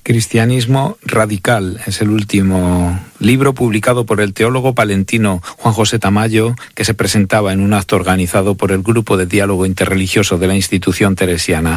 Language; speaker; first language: Spanish; native; Spanish